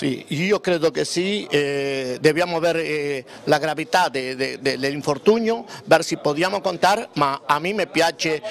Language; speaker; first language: Italian; non-native, learner; Spanish